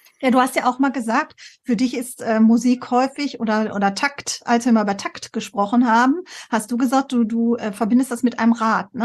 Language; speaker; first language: German; native; German